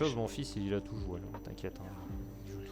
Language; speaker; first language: French; native; French